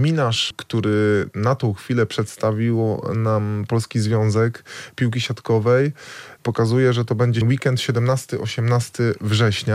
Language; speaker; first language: Polish; native; Polish